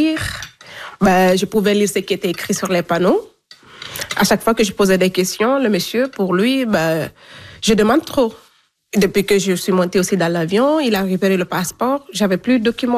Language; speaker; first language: French; non-native, local second language; Fula